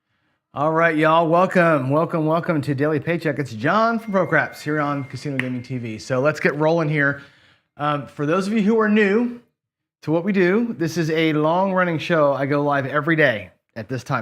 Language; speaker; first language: English; native; English